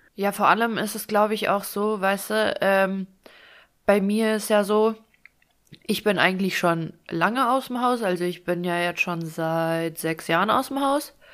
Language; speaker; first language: German; early bilingual, other home language; Russian